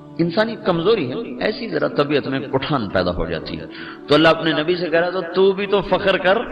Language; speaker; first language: Urdu; non-native, local second language; Punjabi